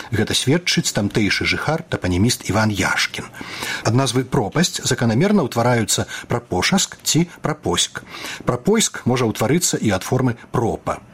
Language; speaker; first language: Belarusian; native; Belarusian